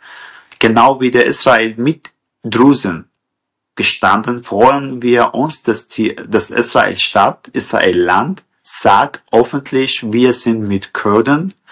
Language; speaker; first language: German; non-native, learner; Kurdish